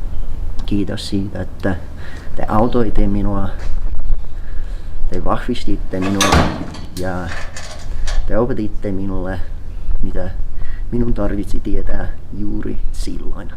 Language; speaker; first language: Finnish; non-native, fluent; English